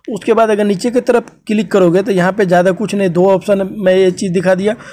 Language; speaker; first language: Hindi; native; Hindi